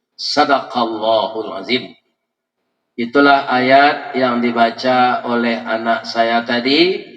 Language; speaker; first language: Malay; non-native, local second language; Minangkabau